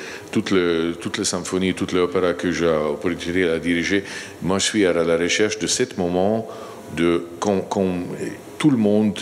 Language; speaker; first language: French; non-native, fluent; Slovenian